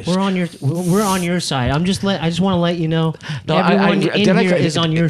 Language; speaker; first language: English; native; English